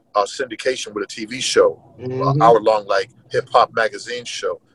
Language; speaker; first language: English; native; English